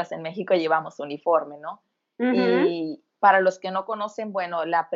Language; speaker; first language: Spanish; native; Spanish